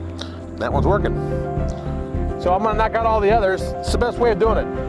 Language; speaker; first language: English; native; English